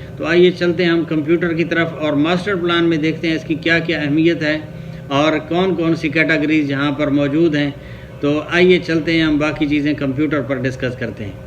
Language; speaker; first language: Urdu; non-native, local second language; Baluchi